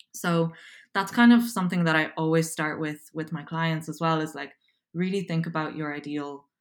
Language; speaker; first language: English; native; English